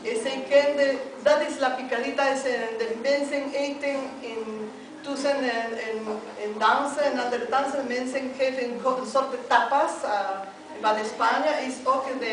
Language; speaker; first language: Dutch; non-native, learner; Spanish